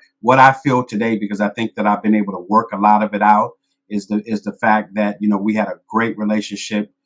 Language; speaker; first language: English; native; English